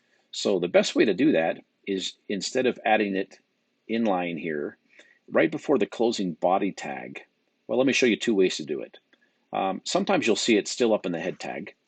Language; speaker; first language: English; native; English